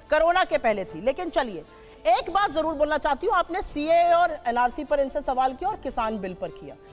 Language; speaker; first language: Hindi; native; Hindi